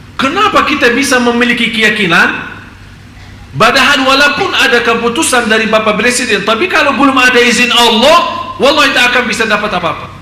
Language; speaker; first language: Indonesian; non-native, fluent; Arabic